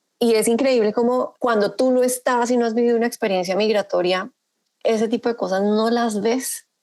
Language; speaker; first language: Spanish; native; Spanish